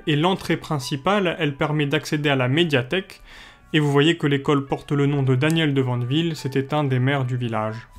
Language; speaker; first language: French; native; French